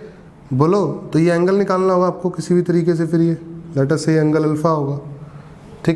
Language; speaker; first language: Hindi; native; Hindi